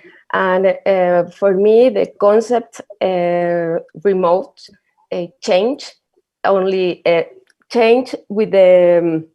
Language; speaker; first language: English; non-native, learner; Spanish